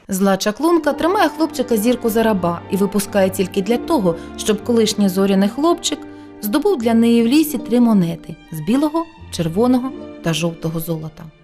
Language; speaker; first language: Ukrainian; native; Ukrainian